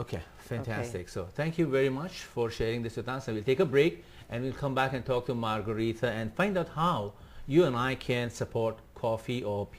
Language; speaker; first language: English; non-native, fluent; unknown